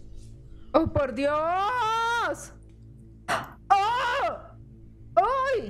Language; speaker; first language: Spanish; native; Spanish